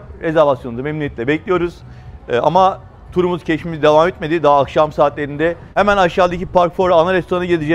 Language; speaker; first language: Turkish; native; Turkish